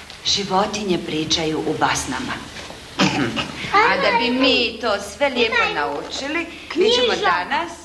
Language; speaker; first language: Serbian; native; Serbian